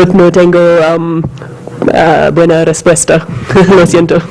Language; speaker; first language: Spanish; non-native, learner; English